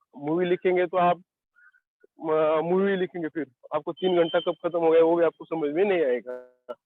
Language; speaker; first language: Hindi; non-native, local second language; Marathi